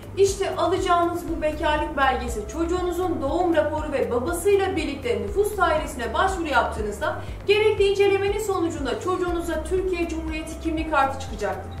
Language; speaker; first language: Turkish; native; Turkish